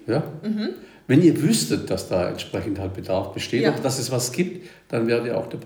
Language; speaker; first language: German; native; German